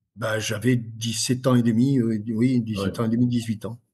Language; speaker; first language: French; native; French